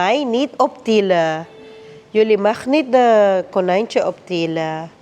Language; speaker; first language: Dutch; non-native, learner; Filipino